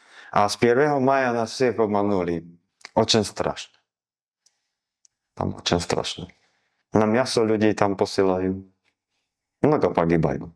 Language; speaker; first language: Russian; non-native, learner; Slovak